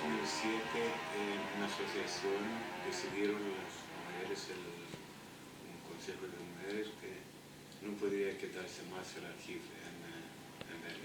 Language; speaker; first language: Spanish; non-native, fluent; Italian